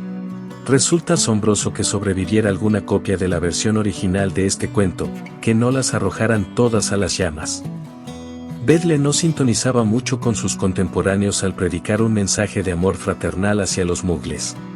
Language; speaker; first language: Spanish; native; Spanish